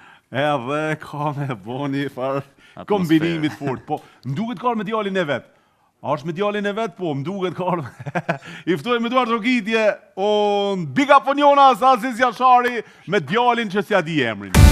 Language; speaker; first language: Albanian; native; Albanian